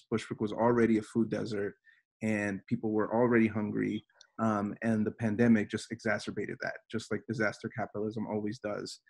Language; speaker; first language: English; native; English